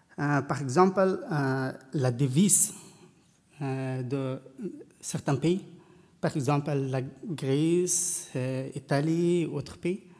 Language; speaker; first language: French; non-native, learner; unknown